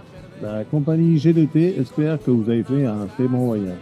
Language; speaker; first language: French; native; French